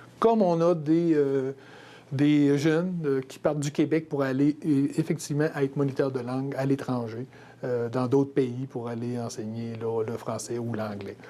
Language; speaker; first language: French; native; French